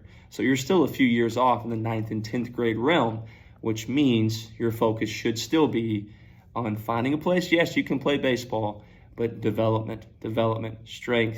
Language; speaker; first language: English; native; English